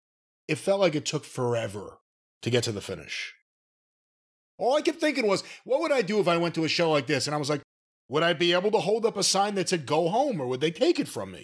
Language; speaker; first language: English; native; English